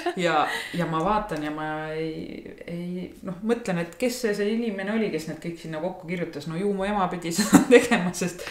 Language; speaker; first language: Estonian; native; Estonian